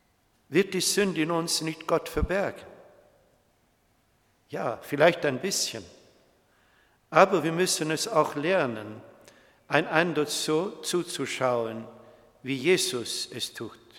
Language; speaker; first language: German; non-native, fluent; Swedish